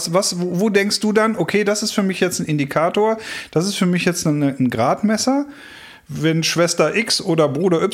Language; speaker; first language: German; native; German